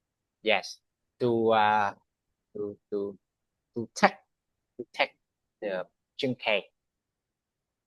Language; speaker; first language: English; non-native, learner; Vietnamese